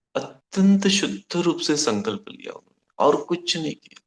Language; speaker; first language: Hindi; non-native, local second language; Kannada